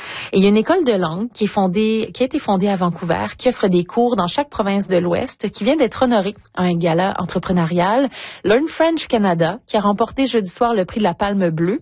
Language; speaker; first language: French; native; French